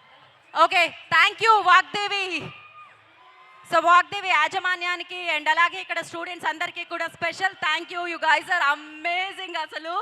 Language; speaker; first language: Telugu; native; Telugu